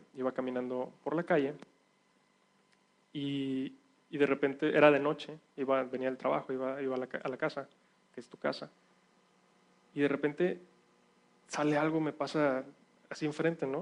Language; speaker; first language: Spanish; native; Spanish